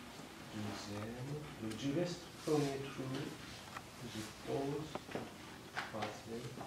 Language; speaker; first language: French; non-native, learner; Japanese